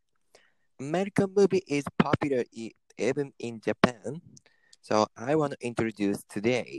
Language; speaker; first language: English; non-native, learner; Japanese